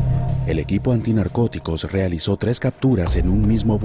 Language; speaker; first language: Spanish; native; Spanish